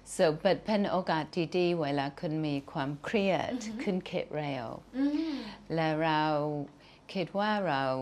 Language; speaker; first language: Thai; non-native, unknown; English